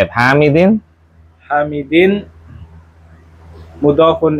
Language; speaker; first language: Arabic; non-native, fluent; Indonesian